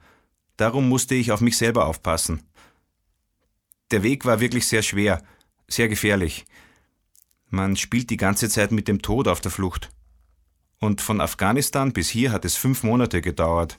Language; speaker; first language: German; non-native, fluent; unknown